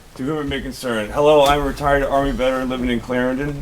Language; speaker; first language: English; native; English